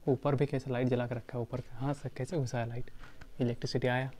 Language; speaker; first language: Hindi; native; Hindi